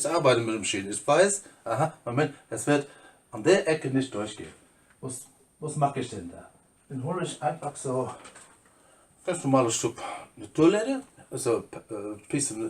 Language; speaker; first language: German; non-native, fluent; English